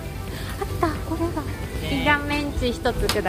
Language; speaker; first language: Japanese; native; Japanese